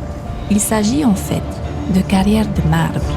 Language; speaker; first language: French; native; French